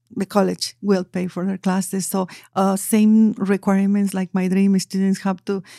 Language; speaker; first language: English; non-native, fluent; Spanish